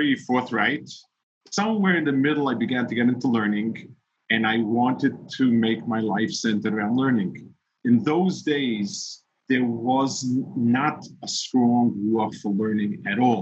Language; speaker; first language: English; early bilingual, other home language; Yiddish